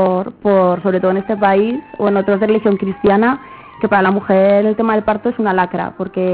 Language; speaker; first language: Spanish; native; Spanish